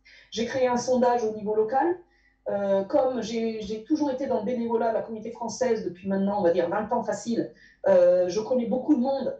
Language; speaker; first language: French; native; French